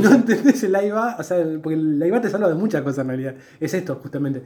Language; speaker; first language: Spanish; native; Spanish